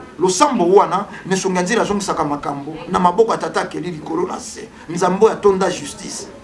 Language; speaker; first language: Lingala; non-native, local second language; Kongo